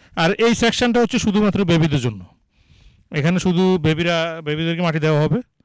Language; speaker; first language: Bangla; native; Bangla